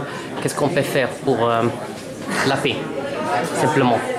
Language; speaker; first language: French; non-native, fluent; Italian